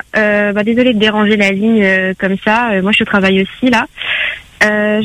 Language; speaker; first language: French; native; French